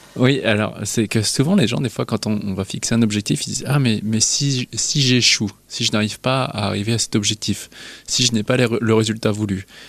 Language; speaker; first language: French; native; French